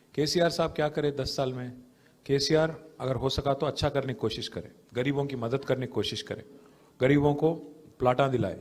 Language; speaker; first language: Hindi; non-native, local second language; Telugu